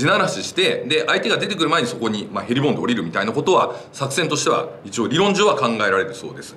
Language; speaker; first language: Japanese; native; Japanese